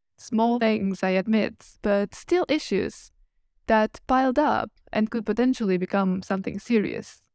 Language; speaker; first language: English; non-native, fluent; Italian